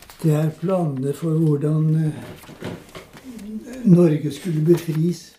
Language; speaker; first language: Norwegian; native; Norwegian